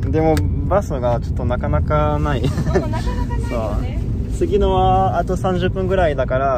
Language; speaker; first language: Japanese; non-native, fluent; French